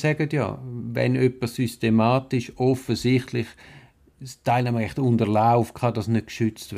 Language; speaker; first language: German; native; German